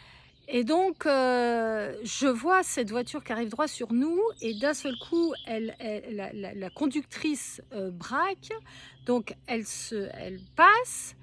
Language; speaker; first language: French; native; French